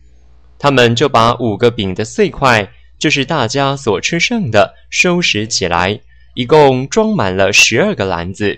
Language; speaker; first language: Chinese; native; Chinese